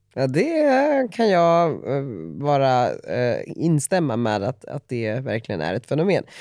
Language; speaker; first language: Swedish; native; Swedish